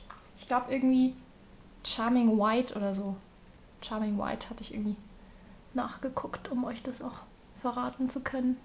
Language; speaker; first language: German; native; German